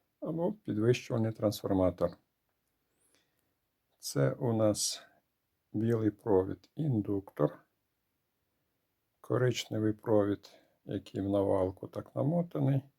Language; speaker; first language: Ukrainian; native; Ukrainian